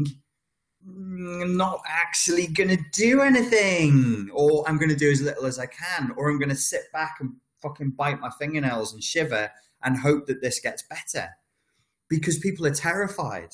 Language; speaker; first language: English; native; English